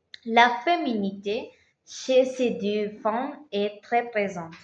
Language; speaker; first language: French; non-native, learner; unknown